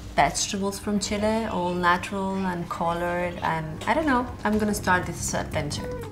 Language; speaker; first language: English; native; English